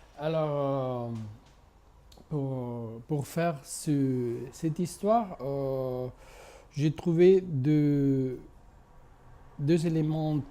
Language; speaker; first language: French; non-native, fluent; Spanish